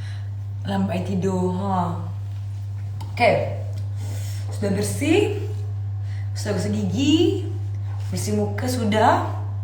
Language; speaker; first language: Malay; native; Malay